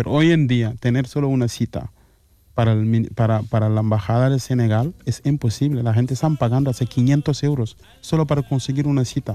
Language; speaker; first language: Spanish; non-native, fluent; Wolof